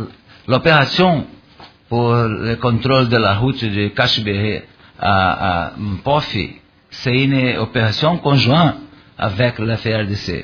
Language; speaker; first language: French; non-native, learner; Portuguese